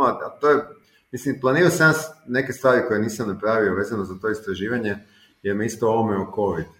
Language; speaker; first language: Serbian; native; Serbian